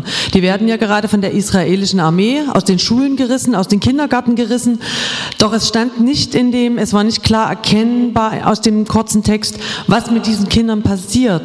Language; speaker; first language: German; native; German